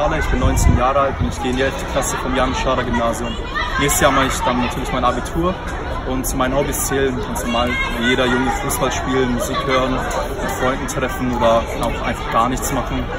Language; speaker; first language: German; early bilingual, other home language; Kurdish